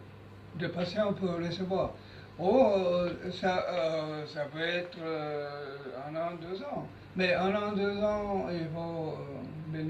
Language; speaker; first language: French; non-native, learner; Japanese